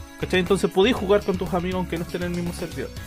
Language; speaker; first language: Spanish; native; Spanish